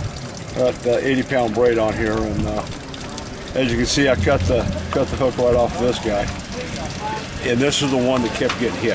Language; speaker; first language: English; native; English